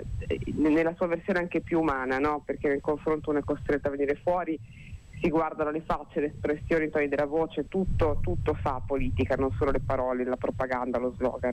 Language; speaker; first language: Italian; native; Italian